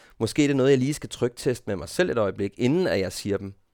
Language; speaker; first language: Danish; native; Danish